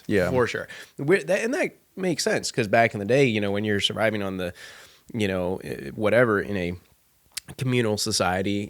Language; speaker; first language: English; native; English